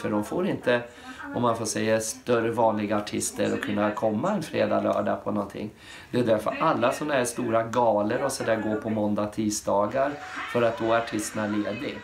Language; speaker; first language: Swedish; native; Swedish